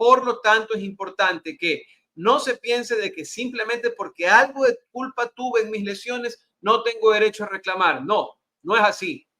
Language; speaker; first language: Spanish; native; Spanish